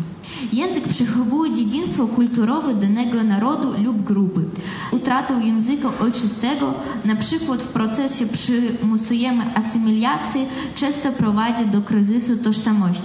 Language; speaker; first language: Polish; non-native, fluent; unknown